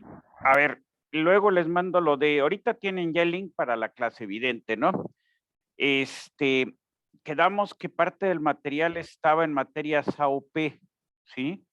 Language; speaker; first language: Spanish; native; Spanish